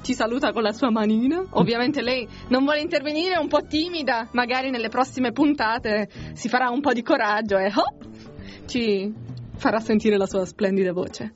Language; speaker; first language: Italian; native; Italian